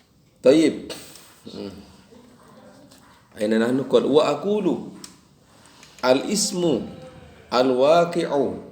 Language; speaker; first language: Arabic; non-native, fluent; Indonesian